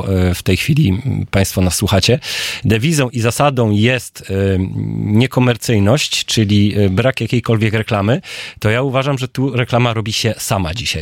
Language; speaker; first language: Polish; native; Polish